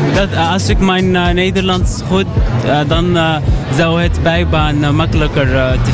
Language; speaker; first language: Dutch; non-native, learner; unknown